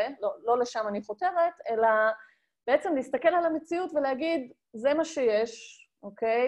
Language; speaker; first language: Hebrew; native; Hebrew